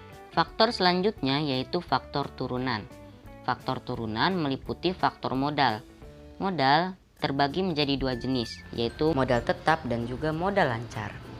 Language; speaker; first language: Indonesian; native; Indonesian